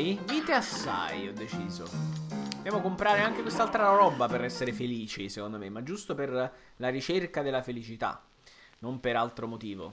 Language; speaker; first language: Italian; native; Italian